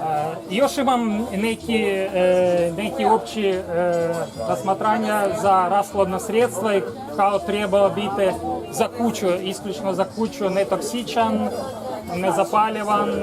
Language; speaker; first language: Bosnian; non-native, learner; Ukrainian